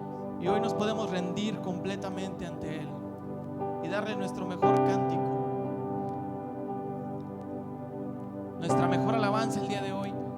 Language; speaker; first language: Spanish; native; Spanish